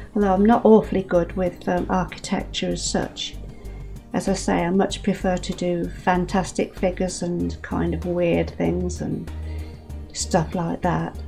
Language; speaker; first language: English; native; English